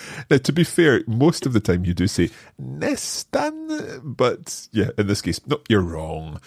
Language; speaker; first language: English; native; English